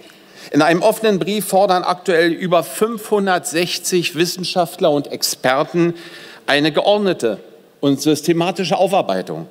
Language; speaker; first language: German; native; German